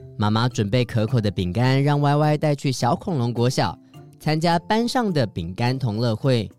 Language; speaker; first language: Chinese; native; Chinese